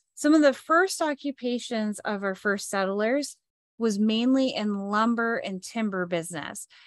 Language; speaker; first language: English; native; English